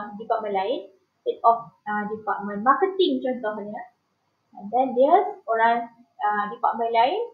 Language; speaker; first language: English; non-native, local second language; Malay